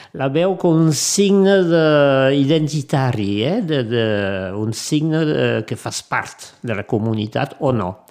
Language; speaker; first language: Catalan; non-native, local second language; French